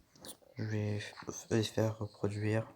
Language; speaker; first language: French; native; French